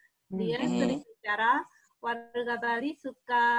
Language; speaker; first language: Indonesian; non-native, learner; Japanese